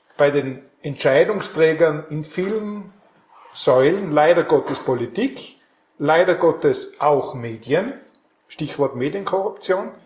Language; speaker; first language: German; native; German